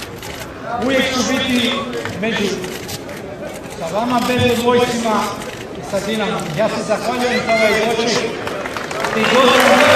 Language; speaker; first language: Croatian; non-native, local second language; Albanian